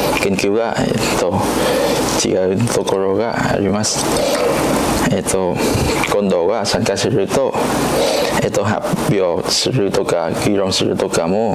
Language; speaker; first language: Japanese; non-native, learner; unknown